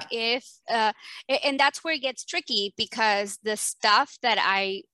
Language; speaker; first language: English; early bilingual, other home language; Spanish